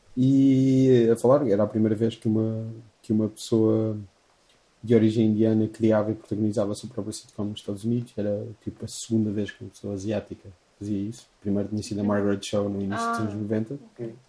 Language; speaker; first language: Portuguese; native; Portuguese